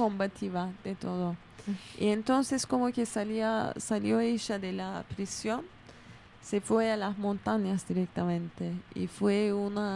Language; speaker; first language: Spanish; non-native, fluent; Kurdish